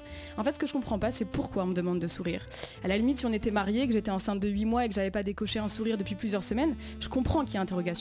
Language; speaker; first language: French; native; French